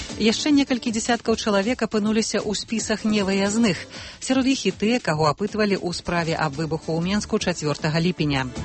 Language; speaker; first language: Belarusian; native; Belarusian